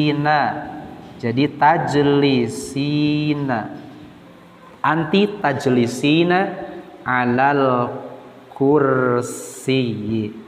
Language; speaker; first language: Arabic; non-native, fluent; Indonesian